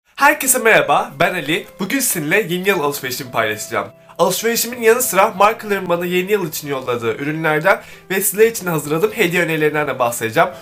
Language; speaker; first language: Turkish; native; Turkish